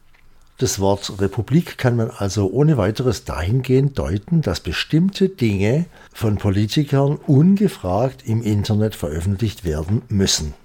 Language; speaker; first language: German; native; German